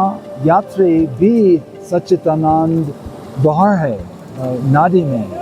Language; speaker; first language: Hindi; non-native, learner; English